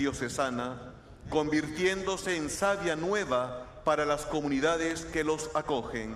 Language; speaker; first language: Spanish; native; Spanish